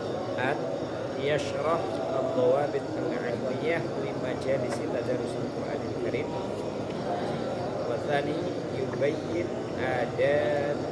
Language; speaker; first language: Arabic; non-native, fluent; Indonesian